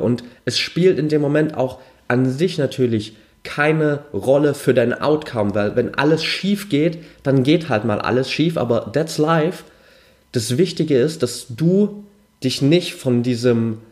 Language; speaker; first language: German; native; German